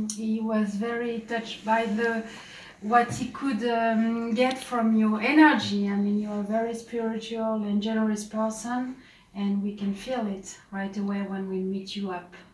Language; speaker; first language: English; non-native, fluent; French